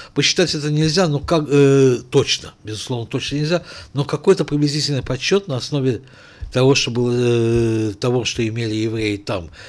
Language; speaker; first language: Russian; native; Russian